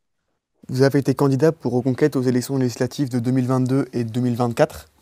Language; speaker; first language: French; native; French